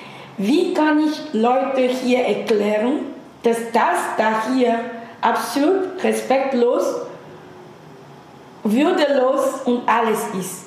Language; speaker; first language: German; non-native, fluent; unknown